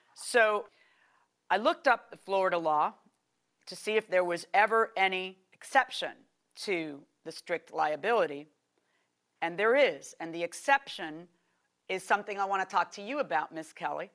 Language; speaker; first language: English; native; English